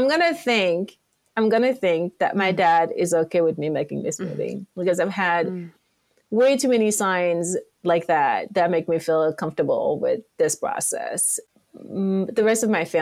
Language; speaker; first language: English; non-native, local second language; French